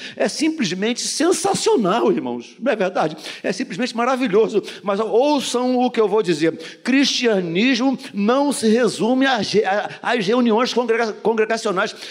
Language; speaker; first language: Portuguese; native; Portuguese